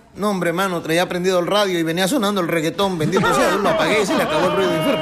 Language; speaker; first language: Spanish; native; Spanish